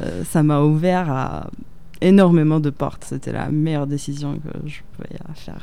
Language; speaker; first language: French; non-native, fluent; Slovak